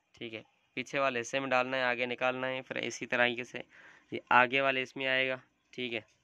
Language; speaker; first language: Urdu; non-native, local second language; Sindhi